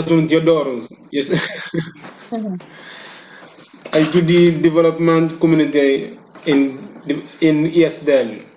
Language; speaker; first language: English; non-native, learner; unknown